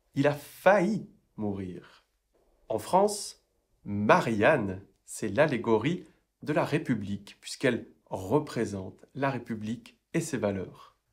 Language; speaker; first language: French; native; French